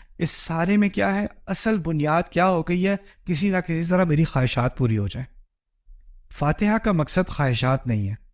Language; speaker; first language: Urdu; early bilingual, heritage; Urdu